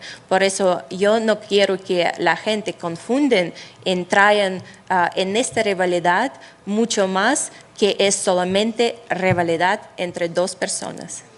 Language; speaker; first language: Spanish; non-native, fluent; Russian